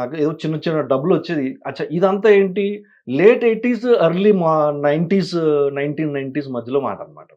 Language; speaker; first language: Telugu; native; Telugu